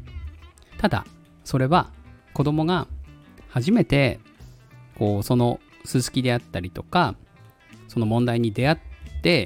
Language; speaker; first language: Japanese; native; Japanese